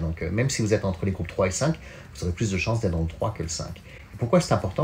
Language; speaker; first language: French; native; French